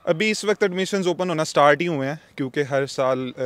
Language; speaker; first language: Urdu; native; Urdu